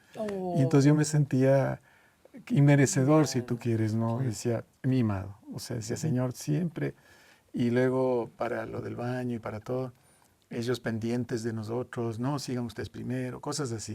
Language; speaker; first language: Spanish; native; Spanish